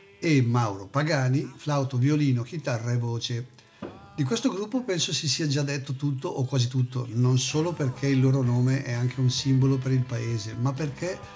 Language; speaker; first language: Italian; native; Italian